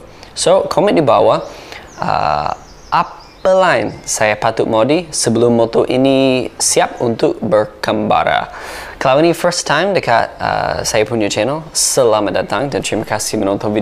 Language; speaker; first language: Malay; non-native, fluent; English